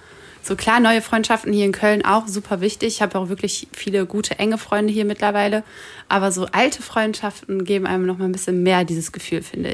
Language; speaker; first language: German; native; German